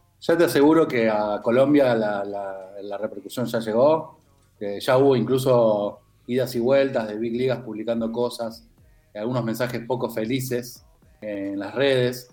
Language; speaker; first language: Spanish; native; Spanish